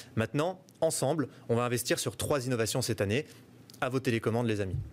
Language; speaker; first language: French; native; French